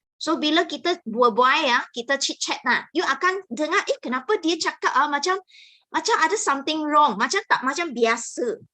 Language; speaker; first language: Malay; non-native, local second language; Chinese